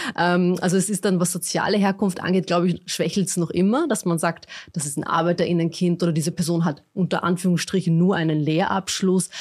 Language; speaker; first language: German; early bilingual, other home language; Bosnian